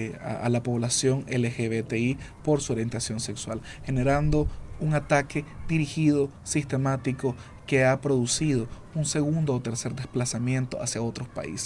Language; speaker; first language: Spanish; native; Spanish